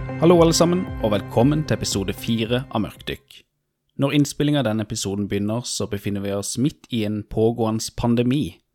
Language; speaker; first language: Norwegian; native; Norwegian